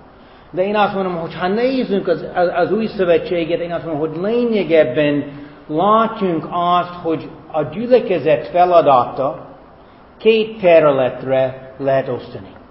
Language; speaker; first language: Hungarian; non-native, fluent; English